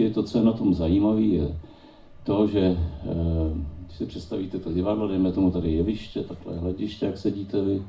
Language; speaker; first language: Czech; native; Czech